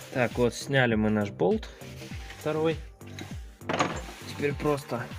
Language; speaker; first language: Russian; native; Russian